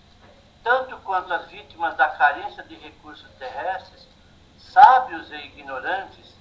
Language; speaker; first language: Portuguese; native; Portuguese